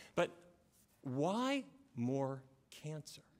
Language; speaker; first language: English; native; English